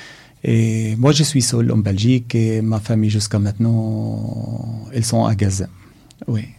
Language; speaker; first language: French; non-native, fluent; Arabic